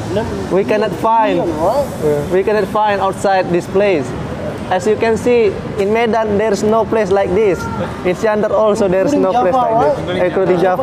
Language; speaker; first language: English; non-native, fluent; Indonesian